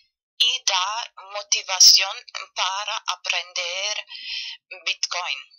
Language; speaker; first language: Spanish; non-native, fluent; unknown